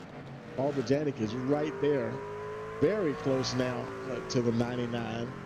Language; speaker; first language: English; native; English